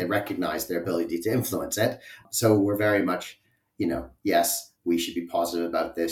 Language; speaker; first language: English; native; English